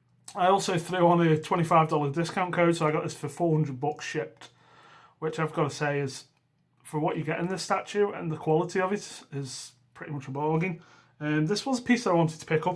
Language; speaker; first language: English; native; English